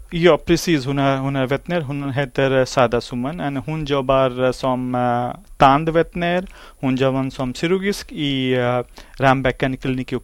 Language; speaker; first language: Swedish; non-native, learner; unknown